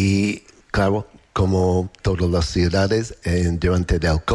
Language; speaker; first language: Spanish; non-native, learner; English